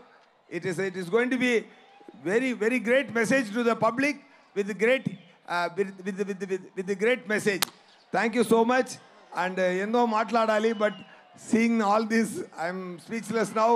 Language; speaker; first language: Telugu; non-native, fluent; Tamil